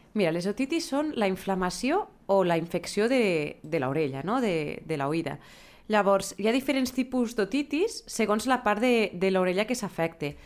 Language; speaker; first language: Catalan; native; Catalan